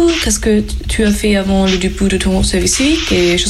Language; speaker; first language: French; non-native, fluent; German